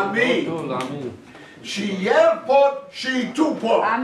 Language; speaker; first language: Romanian; non-native, learner; English